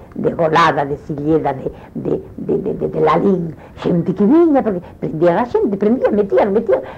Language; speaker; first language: Spanish; non-native, local second language; Galician